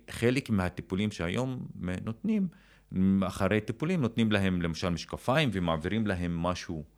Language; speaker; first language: Hebrew; non-native, local second language; Arabic